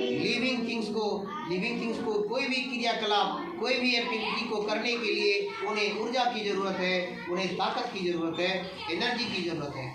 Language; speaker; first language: Hindi; native; Hindi